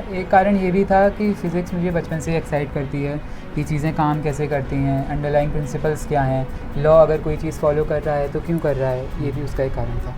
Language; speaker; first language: Hindi; native; Hindi